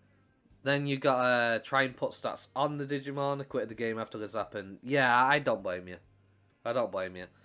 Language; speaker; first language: English; native; English